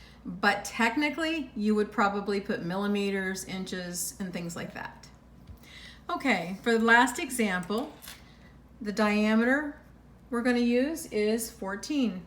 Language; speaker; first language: English; native; English